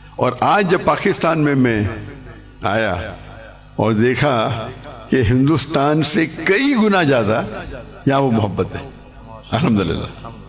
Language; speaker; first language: Urdu; non-native, local second language; English